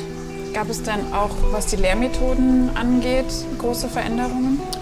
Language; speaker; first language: German; native; German